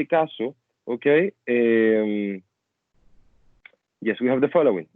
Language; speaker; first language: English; non-native, fluent; Spanish